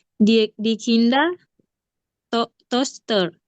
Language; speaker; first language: German; non-native, learner; Indonesian